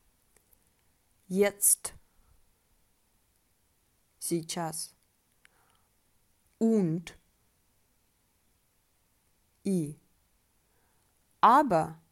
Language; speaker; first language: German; non-native, fluent; Russian